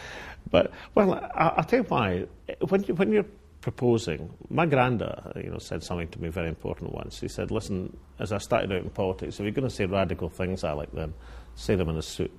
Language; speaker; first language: English; native; English